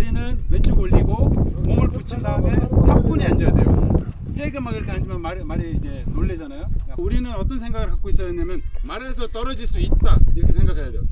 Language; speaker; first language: Korean; non-native, fluent; Mongolian